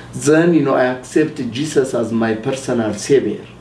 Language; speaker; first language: English; non-native, fluent; Amharic